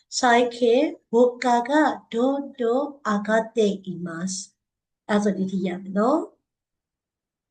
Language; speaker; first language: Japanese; non-native, fluent; Burmese